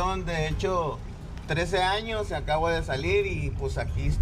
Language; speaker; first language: Spanish; native; Spanish